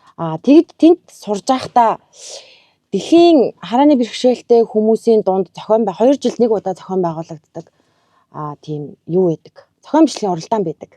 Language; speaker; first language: Mongolian; native; Mongolian